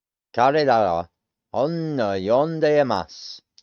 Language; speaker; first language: Japanese; non-native, learner; English